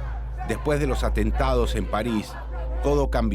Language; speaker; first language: Spanish; native; Spanish